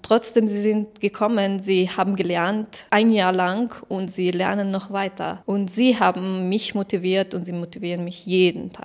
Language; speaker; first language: German; non-native, fluent; Persian